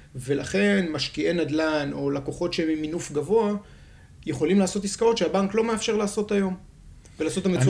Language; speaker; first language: Hebrew; native; Hebrew